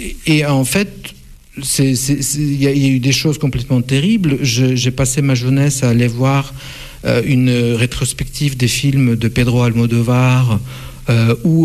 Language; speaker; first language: French; non-native, fluent; Russian